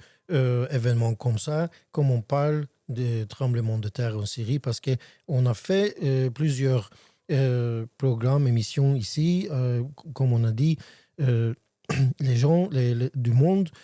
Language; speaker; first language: French; non-native, learner; Armenian